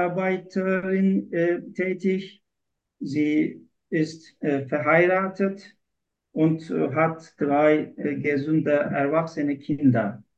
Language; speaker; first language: German; non-native, learner; Turkish